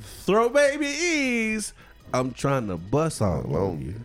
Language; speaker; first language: English; native; English